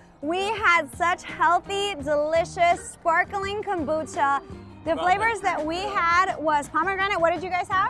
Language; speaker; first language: English; early bilingual, other home language; Chinese